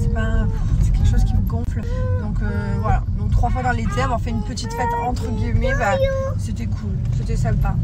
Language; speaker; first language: French; native; French